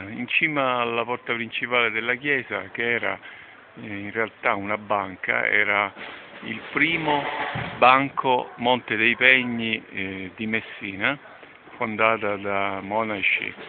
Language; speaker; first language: Italian; native; Italian